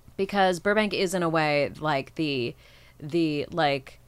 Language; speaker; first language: English; native; English